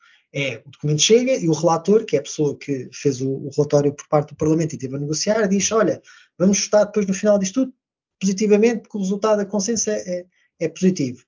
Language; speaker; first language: Portuguese; native; Portuguese